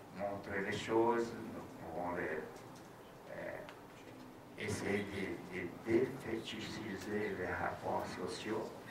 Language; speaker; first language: French; non-native, fluent; Portuguese